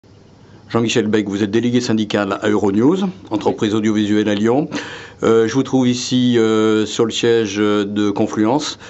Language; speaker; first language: French; native; French